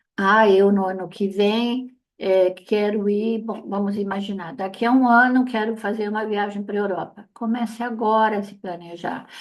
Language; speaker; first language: Portuguese; non-native, fluent; Italian